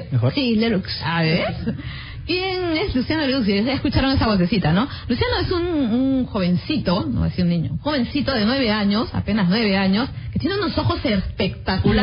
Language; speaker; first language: Spanish; native; Spanish